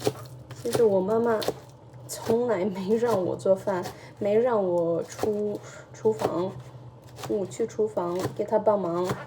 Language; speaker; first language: Chinese; early bilingual, heritage; Chinese